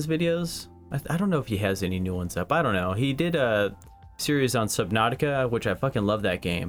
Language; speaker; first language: English; native; English